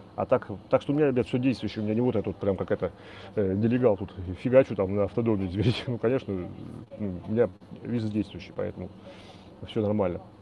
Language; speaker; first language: Russian; native; Russian